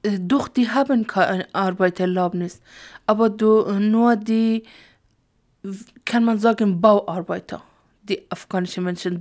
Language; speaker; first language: German; non-native, learner; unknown